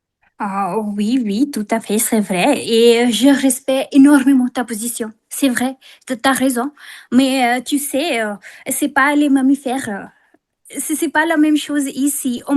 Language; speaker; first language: French; non-native, fluent; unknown